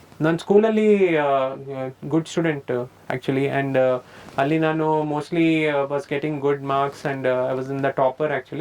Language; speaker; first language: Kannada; non-native, learner; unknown